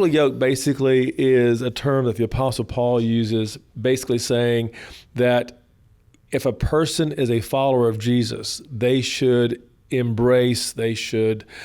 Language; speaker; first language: English; native; English